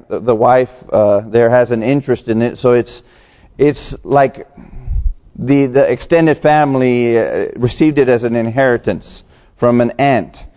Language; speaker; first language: English; native; English